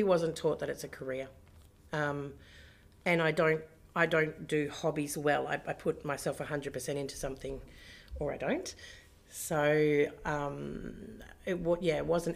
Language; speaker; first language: English; native; English